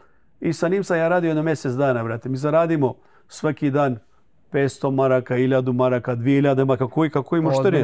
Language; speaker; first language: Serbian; early bilingual, heritage; Croatian